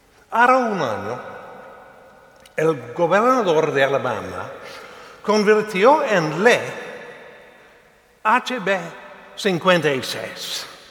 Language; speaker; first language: Spanish; non-native, learner; English